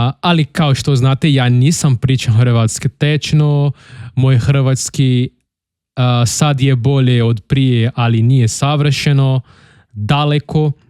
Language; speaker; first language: Bosnian; non-native, learner; Portuguese